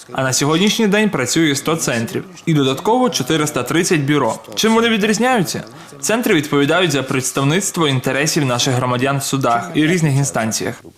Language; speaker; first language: Ukrainian; non-native, fluent; Georgian